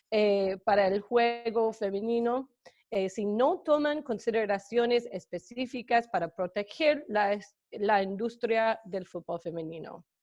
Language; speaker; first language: Spanish; non-native, fluent; English